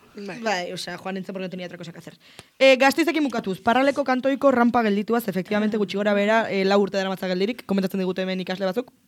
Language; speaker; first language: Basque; non-native, local second language; Spanish